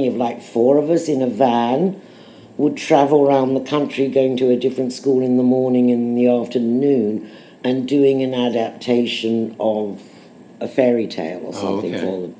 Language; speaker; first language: English; native; English